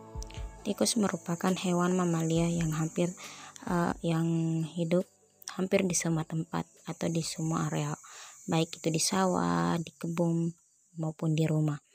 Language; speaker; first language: Indonesian; native; Indonesian